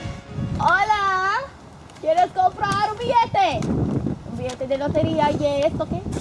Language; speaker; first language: Spanish; non-native, learner; English